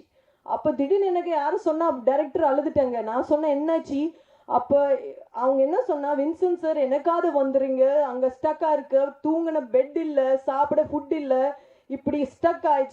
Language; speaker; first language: Tamil; non-native, fluent; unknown